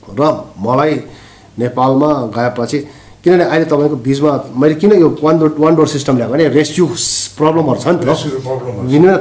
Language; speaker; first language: Nepali; non-native, local second language; Sherpa